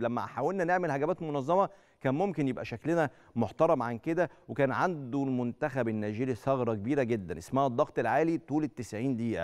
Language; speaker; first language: Arabic; native; Arabic